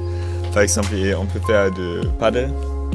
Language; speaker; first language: French; non-native, learner; German